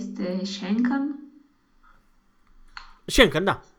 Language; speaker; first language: German; non-native, learner; Romanian